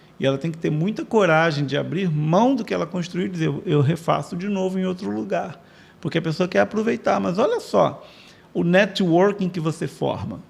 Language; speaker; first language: Portuguese; native; Portuguese